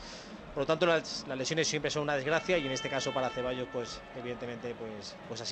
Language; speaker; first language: Spanish; native; Spanish